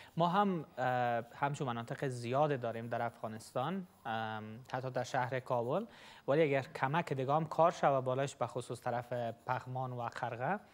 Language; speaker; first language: Persian; native; Persian